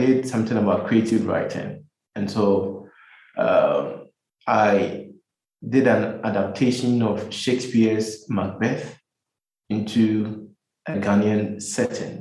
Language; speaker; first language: English; non-native, local second language; Akan